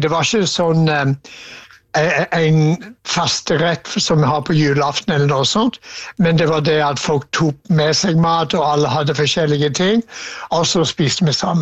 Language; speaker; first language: Norwegian; non-native, fluent; English